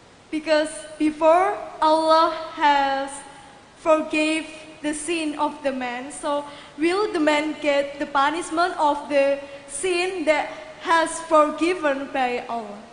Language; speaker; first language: English; non-native, fluent; Indonesian